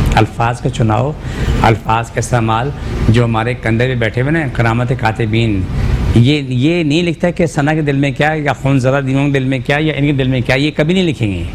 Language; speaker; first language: Urdu; non-native, local second language; Pashto